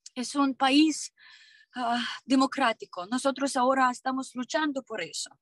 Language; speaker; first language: Spanish; non-native, learner; Ukrainian